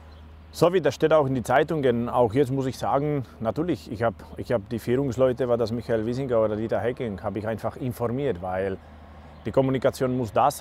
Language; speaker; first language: German; non-native, learner; Slovak